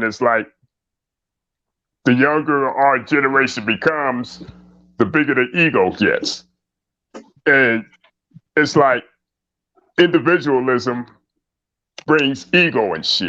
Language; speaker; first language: English; native; English